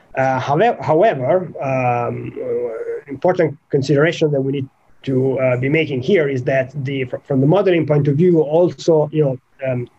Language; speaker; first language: English; non-native, fluent; Italian